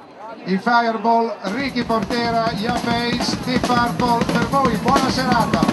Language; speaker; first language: Italian; native; Italian